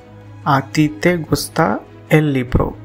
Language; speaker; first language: Spanish; non-native, fluent; Telugu